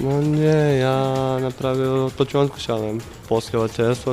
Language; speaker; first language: Polish; non-native, fluent; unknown